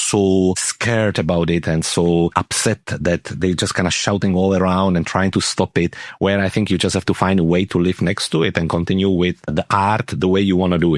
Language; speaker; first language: English; non-native, fluent; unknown